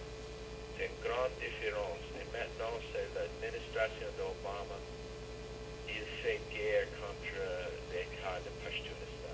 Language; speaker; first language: French; non-native, fluent; English